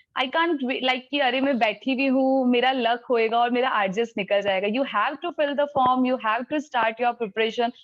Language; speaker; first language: Hindi; native; Hindi